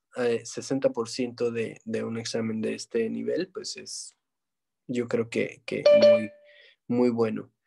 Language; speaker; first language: Spanish; native; Spanish